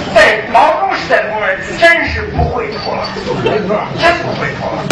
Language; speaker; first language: Chinese; early bilingual, other home language; English